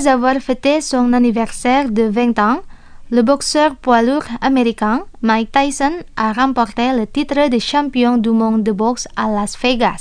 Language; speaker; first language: French; non-native, fluent; Indonesian